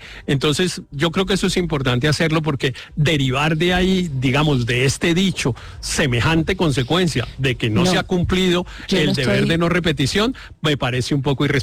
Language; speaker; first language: Spanish; native; Spanish